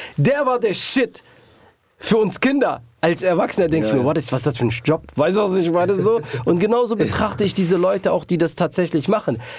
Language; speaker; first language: German; native; German